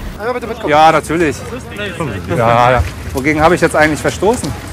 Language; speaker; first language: German; native; German